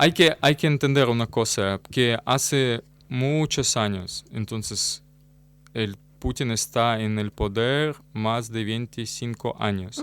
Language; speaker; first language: Spanish; non-native, learner; Russian